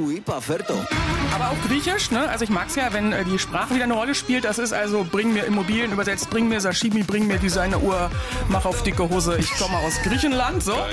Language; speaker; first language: German; native; German